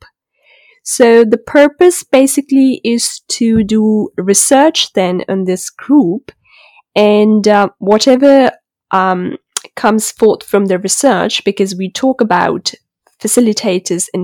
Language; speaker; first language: English; non-native, local second language; Urdu